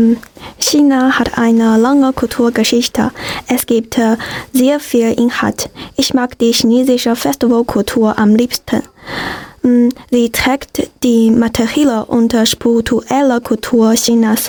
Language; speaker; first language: German; non-native, learner; Chinese